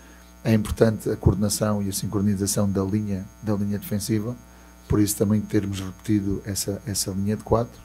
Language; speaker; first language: Portuguese; native; Portuguese